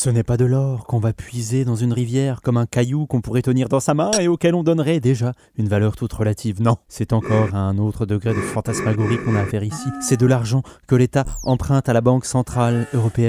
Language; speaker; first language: French; native; French